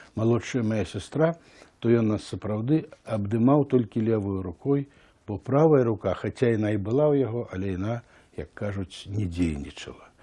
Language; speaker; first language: Belarusian; native; Belarusian